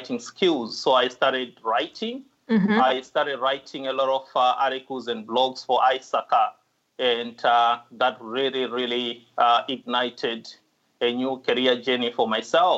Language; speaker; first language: English; non-native, local second language; Shona